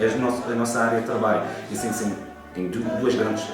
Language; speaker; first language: Portuguese; native; Portuguese